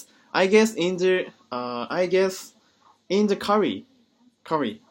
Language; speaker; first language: English; non-native, learner; Japanese